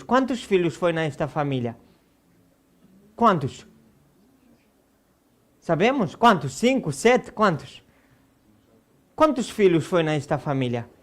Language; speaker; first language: Portuguese; non-native, fluent; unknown